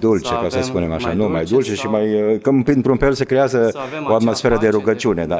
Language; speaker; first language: Romanian; native; Romanian